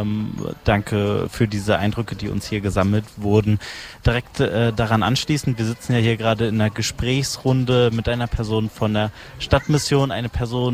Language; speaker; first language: German; native; German